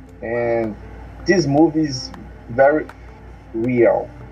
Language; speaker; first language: English; non-native, learner; Portuguese